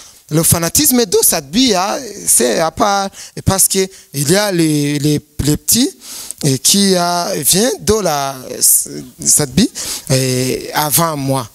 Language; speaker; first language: French; non-native, learner; Rundi